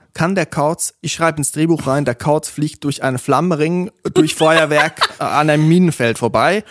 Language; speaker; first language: German; non-native, local second language; Swiss German